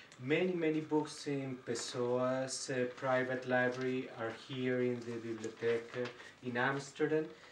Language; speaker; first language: English; non-native, fluent; Spanish